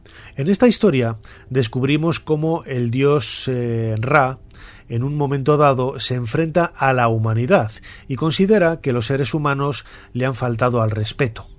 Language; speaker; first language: Spanish; native; Spanish